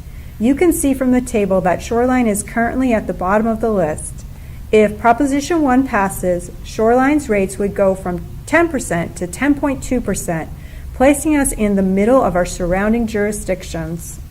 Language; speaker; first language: English; native; English